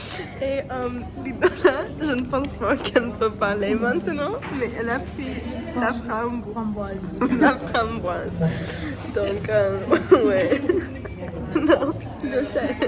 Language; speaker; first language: French; non-native, learner; English